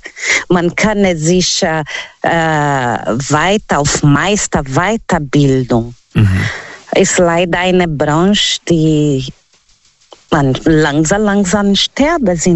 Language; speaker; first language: German; non-native, learner; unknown